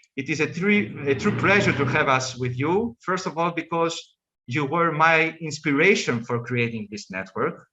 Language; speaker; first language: English; non-native, fluent; Greek